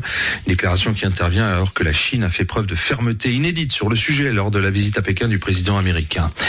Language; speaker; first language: French; native; French